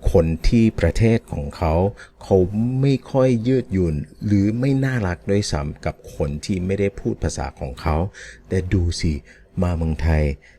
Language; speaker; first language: Thai; non-native, fluent; English